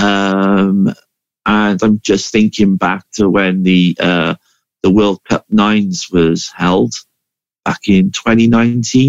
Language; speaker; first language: English; native; English